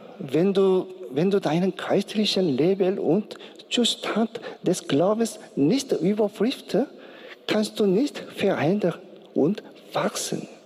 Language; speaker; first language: German; non-native, learner; Korean